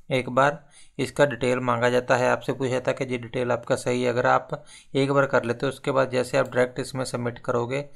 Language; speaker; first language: Hindi; non-native, local second language; Punjabi